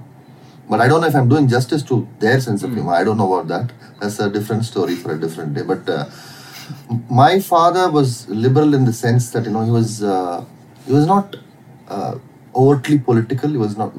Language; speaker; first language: English; non-native, local second language; Tamil